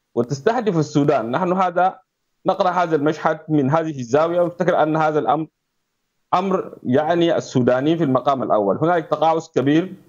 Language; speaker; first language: Arabic; native; Arabic